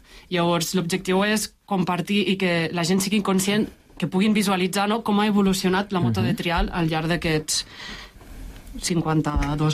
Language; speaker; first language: Catalan; native; Catalan